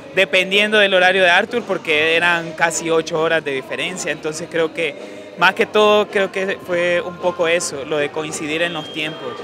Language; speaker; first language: Spanish; native; Spanish